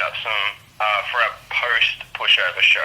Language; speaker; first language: English; native; English